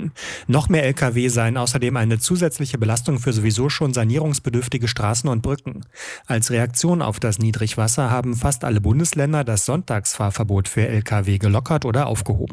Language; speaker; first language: German; native; German